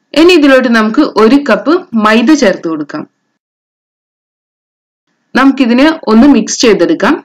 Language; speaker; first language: Malayalam; native; Malayalam